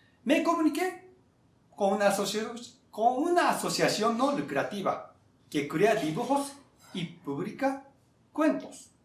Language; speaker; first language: Spanish; non-native, fluent; Japanese